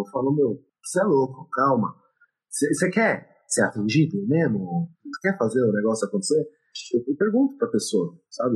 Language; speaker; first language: Portuguese; native; Portuguese